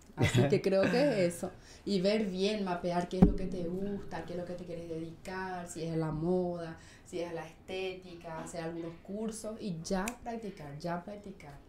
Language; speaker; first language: Spanish; native; Spanish